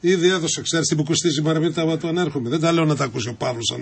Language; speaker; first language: Greek; native; Greek